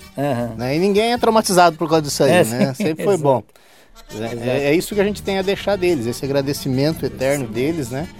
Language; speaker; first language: Portuguese; native; Portuguese